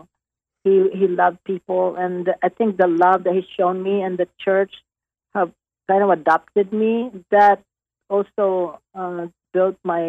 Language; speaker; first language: English; non-native, local second language; Hiligaynon